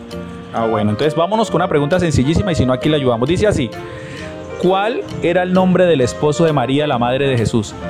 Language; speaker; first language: Spanish; native; Spanish